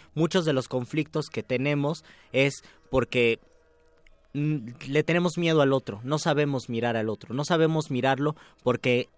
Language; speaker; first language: Spanish; native; Spanish